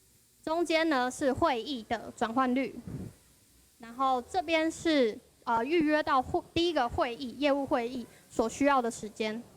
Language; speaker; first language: Chinese; native; Chinese